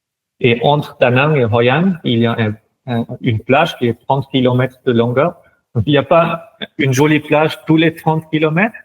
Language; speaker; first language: French; non-native, local second language; German